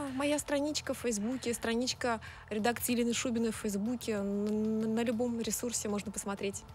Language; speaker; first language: Russian; native; Russian